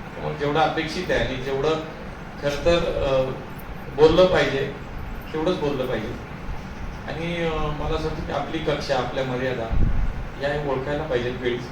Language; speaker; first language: Marathi; native; Marathi